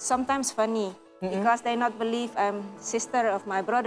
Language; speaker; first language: English; non-native, learner; Dutch